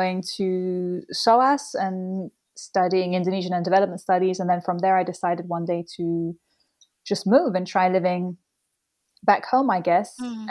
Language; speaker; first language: English; native; English